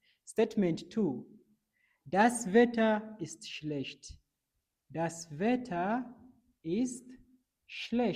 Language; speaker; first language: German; non-native, fluent; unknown